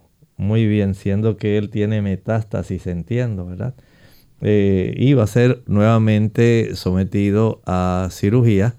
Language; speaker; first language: Spanish; native; Spanish